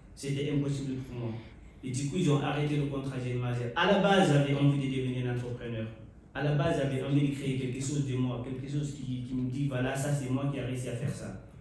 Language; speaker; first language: French; non-native, local second language; Fula